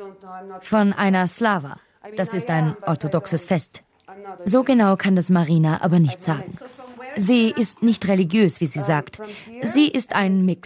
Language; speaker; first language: German; native; German